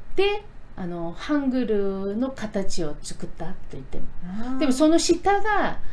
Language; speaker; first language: Japanese; non-native, fluent; Korean